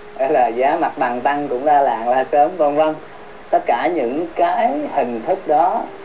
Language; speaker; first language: Vietnamese; early bilingual, heritage; Vietnamese